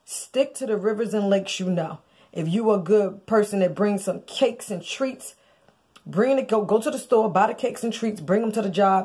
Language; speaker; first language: English; native; English